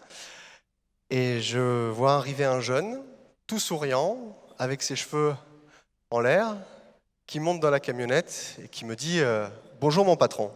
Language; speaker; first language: French; native; French